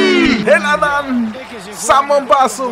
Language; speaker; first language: Spanish; early bilingual, heritage; Spanish